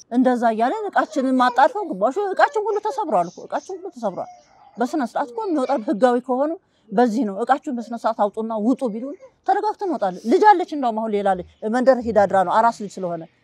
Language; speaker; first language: Amharic; native; Amharic